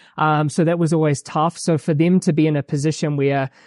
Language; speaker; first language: English; native; English